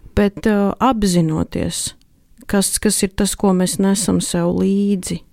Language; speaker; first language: Latvian; native; Latvian